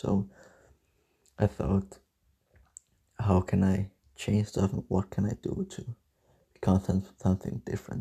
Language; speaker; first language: English; non-native, fluent; Danish